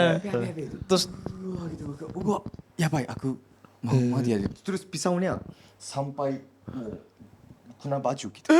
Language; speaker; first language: Indonesian; non-native, learner; Japanese